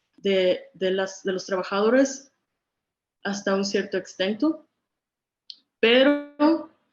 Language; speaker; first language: Spanish; early bilingual, other home language; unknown